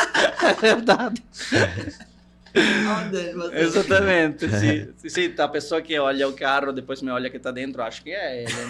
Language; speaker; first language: Portuguese; non-native, fluent; Italian